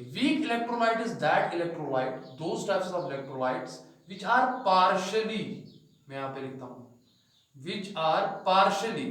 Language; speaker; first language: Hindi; non-native, local second language; Kashmiri